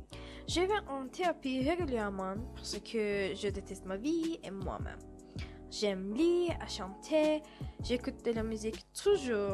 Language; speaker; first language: French; non-native, learner; Turkish